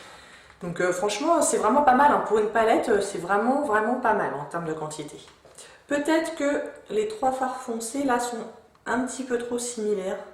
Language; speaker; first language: French; native; French